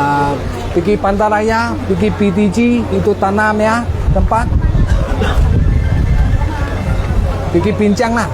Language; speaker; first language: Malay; non-native, local second language; Cantonese